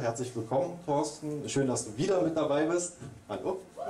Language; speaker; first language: German; native; German